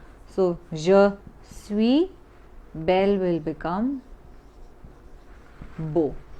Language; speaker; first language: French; non-native, fluent; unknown